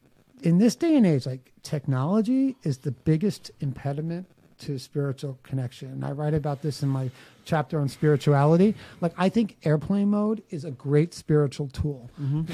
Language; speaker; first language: English; native; English